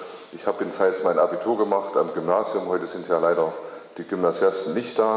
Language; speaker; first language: German; native; German